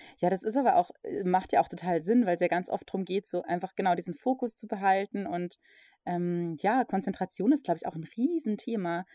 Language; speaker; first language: German; early bilingual, other home language; English